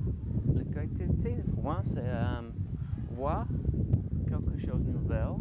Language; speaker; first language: French; non-native, learner; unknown